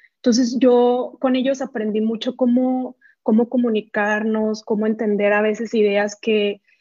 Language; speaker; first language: Spanish; native; Spanish